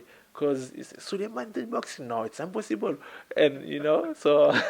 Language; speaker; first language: English; non-native, learner; French